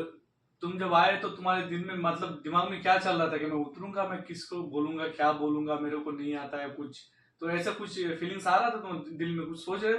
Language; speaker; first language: Hindi; native; Hindi